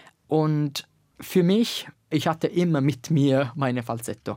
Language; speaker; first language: German; non-native, learner; Italian